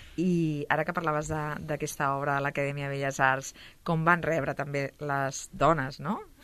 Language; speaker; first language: Catalan; native; Catalan